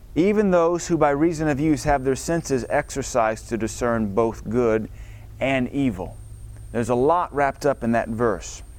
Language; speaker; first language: English; native; English